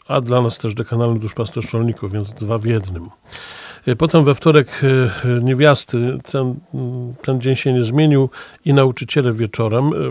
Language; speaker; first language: Polish; native; Polish